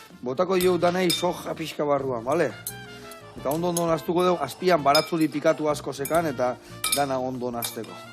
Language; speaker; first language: Basque; native; Basque